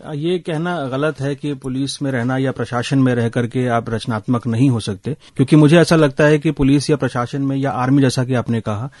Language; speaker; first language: Hindi; native; Hindi